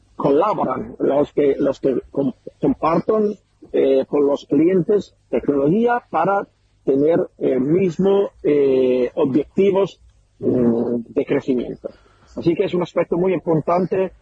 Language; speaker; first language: Spanish; non-native, fluent; Italian